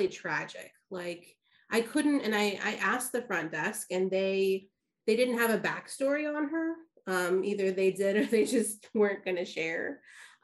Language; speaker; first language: English; native; English